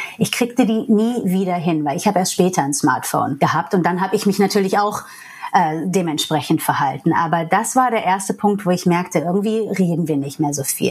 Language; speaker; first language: German; non-native, fluent; English